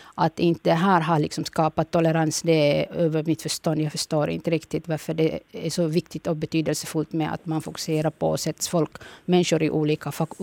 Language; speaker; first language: Swedish; early bilingual, other home language; Somali